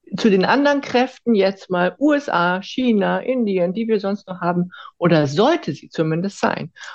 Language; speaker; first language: German; early bilingual, other home language; Icelandic